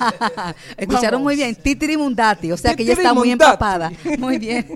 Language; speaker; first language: Spanish; native; Spanish